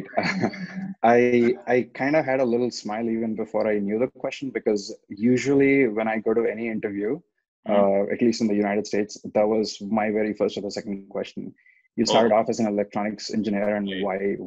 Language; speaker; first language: English; non-native, local second language; Telugu